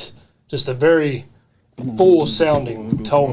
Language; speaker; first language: English; native; English